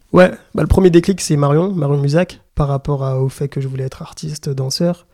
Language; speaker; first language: French; early bilingual, other home language; Lingala